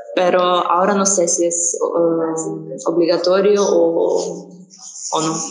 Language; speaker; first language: Spanish; non-native, fluent; Ukrainian